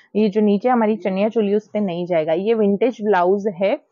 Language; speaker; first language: Hindi; non-native, local second language; Gujarati